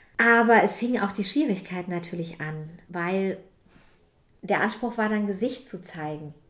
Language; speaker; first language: German; native; German